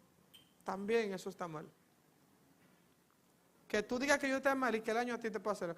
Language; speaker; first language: Spanish; native; Spanish